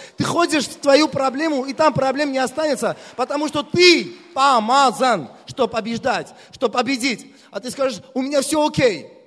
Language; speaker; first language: Russian; non-native, local second language; Armenian